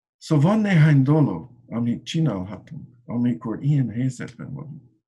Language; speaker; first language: Hungarian; non-native, learner; English